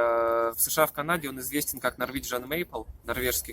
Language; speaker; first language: Russian; native; Russian